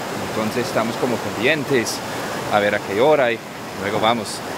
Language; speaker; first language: Spanish; non-native, fluent; English